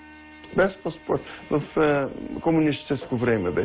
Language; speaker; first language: Bulgarian; non-native, fluent; Dutch